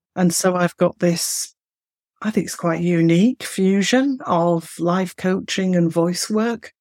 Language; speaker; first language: English; native; English